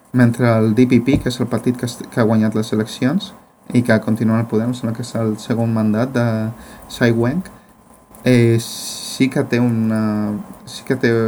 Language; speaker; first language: Catalan; non-native, fluent; Spanish